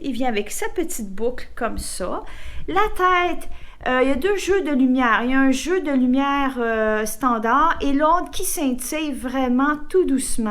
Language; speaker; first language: French; native; French